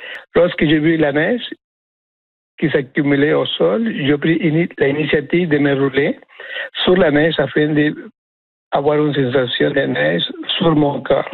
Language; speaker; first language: French; non-native, fluent; Spanish